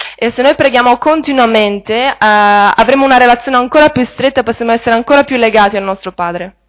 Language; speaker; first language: Italian; native; Italian